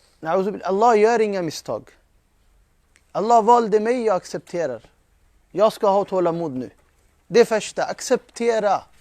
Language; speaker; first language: Swedish; non-native, fluent; Urdu